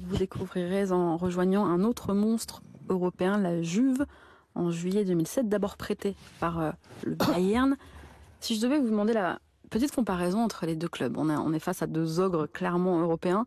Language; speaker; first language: French; native; French